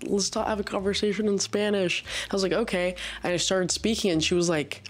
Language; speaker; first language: English; early bilingual, other home language; Spanish